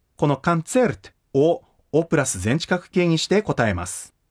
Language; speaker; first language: Japanese; native; Japanese